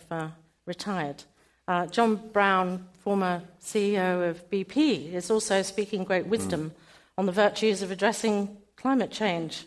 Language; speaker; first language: English; native; English